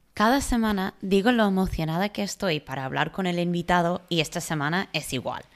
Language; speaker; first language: Spanish; non-native, fluent; English